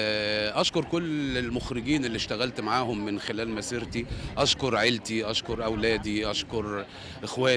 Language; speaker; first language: Arabic; native; Arabic